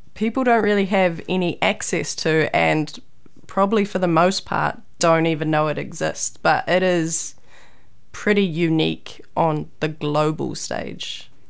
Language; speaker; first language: English; native; English